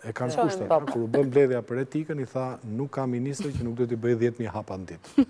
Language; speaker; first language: Albanian; native; Albanian